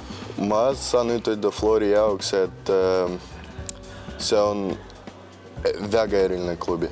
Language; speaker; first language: Estonian; non-native, local second language; Russian